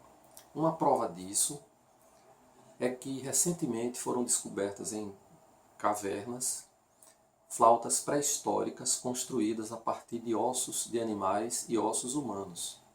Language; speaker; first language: Portuguese; native; Portuguese